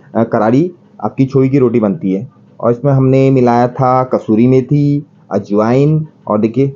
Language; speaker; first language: Hindi; non-native, local second language; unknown